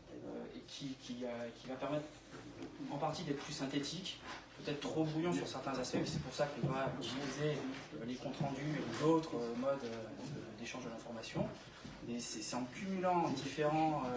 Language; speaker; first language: French; native; French